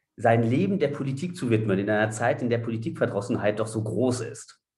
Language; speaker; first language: German; non-native, fluent; French